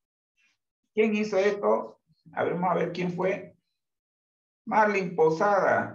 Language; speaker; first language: Spanish; native; Spanish